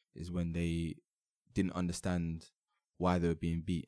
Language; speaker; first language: English; native; English